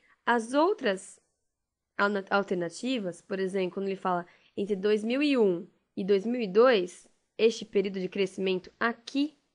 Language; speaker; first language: Portuguese; native; Portuguese